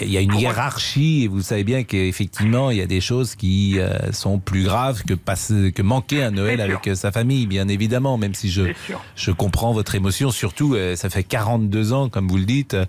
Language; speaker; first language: French; native; French